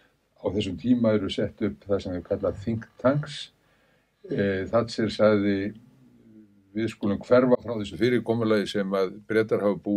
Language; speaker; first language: Icelandic; native; Icelandic